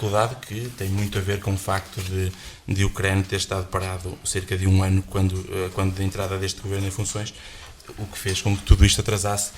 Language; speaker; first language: Portuguese; native; Portuguese